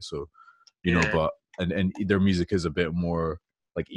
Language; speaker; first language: English; native; English